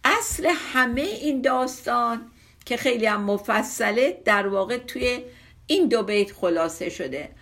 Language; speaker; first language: Persian; native; Persian